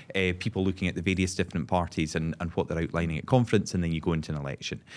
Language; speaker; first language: English; native; English